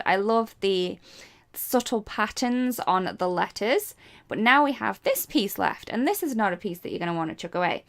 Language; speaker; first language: English; native; English